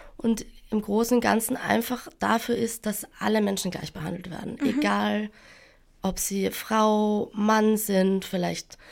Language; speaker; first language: German; native; German